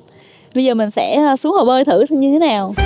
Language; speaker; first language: Vietnamese; native; Vietnamese